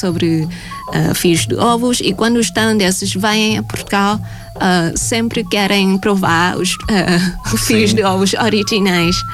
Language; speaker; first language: Portuguese; non-native, fluent; Thai